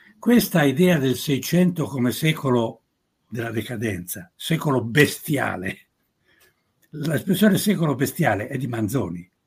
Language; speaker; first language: Italian; native; Italian